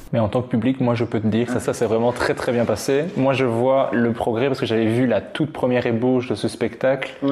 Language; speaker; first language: French; native; French